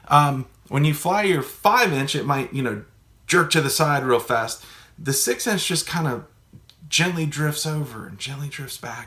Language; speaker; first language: English; native; English